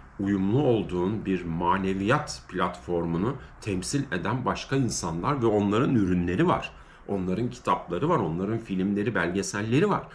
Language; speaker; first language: Turkish; native; Turkish